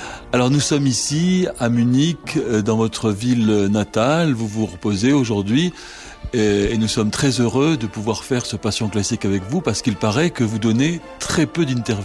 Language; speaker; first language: French; native; French